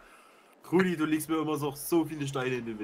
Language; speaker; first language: German; native; German